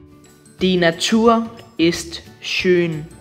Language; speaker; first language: German; non-native, learner; Danish